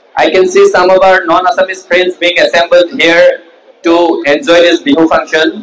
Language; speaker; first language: English; non-native, local second language; Assamese